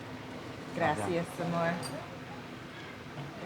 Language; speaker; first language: Spanish; non-native, learner; English